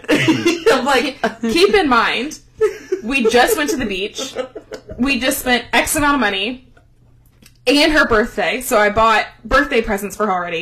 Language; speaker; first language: English; native; English